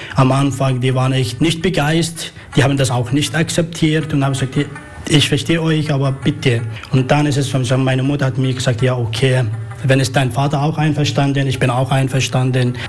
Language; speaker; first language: German; non-native, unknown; Arabic